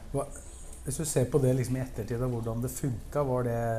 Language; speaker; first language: Norwegian; native; Norwegian